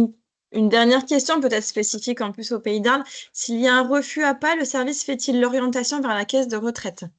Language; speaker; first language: French; native; French